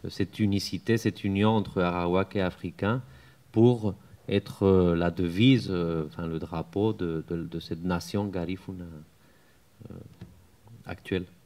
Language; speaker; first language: French; non-native, fluent; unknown